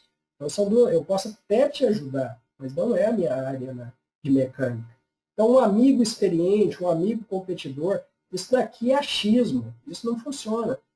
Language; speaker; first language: Portuguese; native; Portuguese